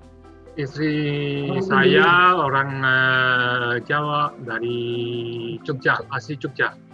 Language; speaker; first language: Indonesian; non-native, learner; French